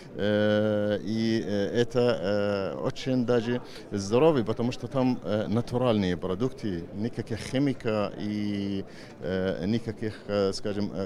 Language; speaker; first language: Russian; non-native, fluent; Arabic